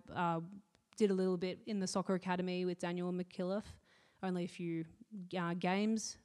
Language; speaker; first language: English; native; English